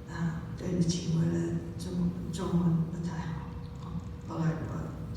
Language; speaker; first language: Chinese; non-native, learner; English